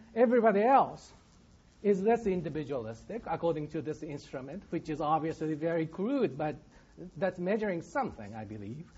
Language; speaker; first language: English; non-native, fluent; Japanese